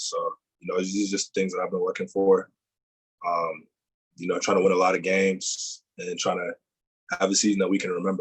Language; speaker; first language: English; native; English